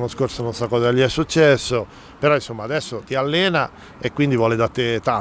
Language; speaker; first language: Italian; native; Italian